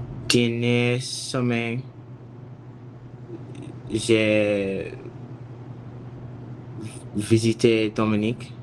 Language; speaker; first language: French; non-native, learner; English